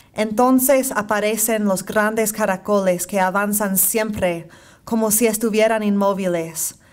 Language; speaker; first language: Spanish; non-native, fluent; English